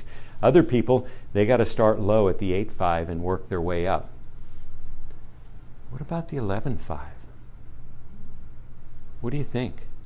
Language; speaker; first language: English; native; English